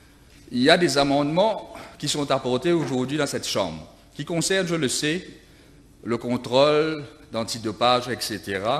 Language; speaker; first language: French; non-native, local second language; Morisyen